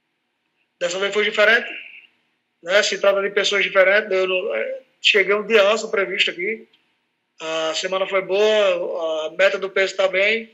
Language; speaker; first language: Portuguese; native; Portuguese